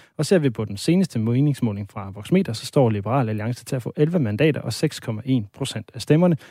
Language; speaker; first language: Danish; native; Danish